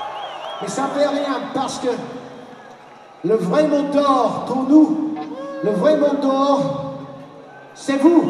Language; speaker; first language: French; non-native, learner; English